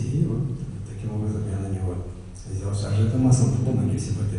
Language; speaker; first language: Russian; native; Russian